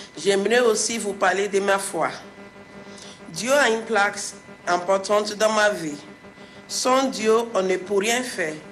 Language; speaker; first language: French; non-native, fluent; English